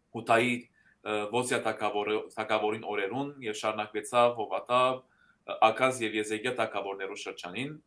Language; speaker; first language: Armenian; early bilingual, heritage; Armenian